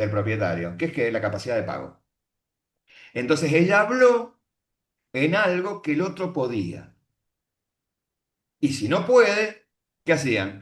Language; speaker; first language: Spanish; native; Spanish